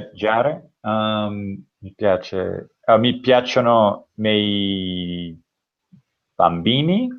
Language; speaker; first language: Italian; non-native, learner; English